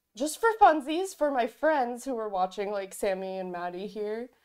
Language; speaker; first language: English; native; English